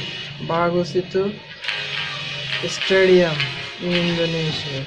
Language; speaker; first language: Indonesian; non-native, learner; Bangla